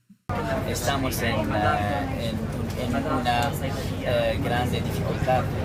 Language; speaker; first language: Spanish; non-native, fluent; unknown